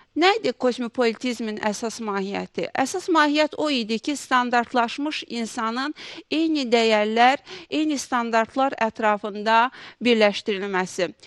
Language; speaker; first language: Azerbaijani; native; Azerbaijani